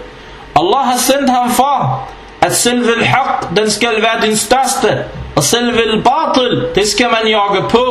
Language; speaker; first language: Danish; non-native, fluent; Arabic